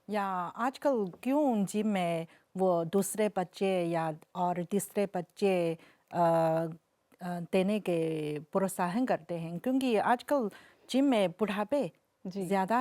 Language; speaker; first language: Hindi; non-native, fluent; Chinese